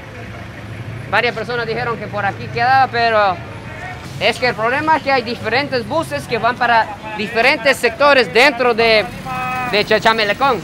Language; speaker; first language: Spanish; non-native, fluent; Japanese